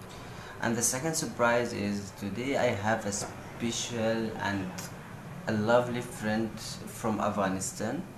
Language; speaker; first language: English; non-native, fluent; Arabic